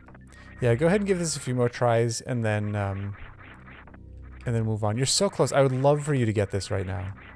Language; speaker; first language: English; native; English